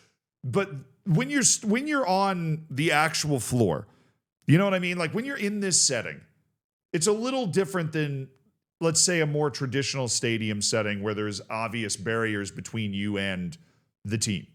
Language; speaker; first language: English; native; English